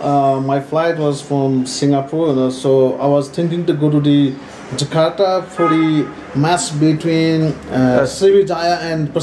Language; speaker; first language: English; non-native, learner; Nepali